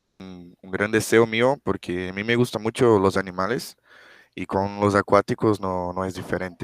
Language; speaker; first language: Spanish; non-native, fluent; Portuguese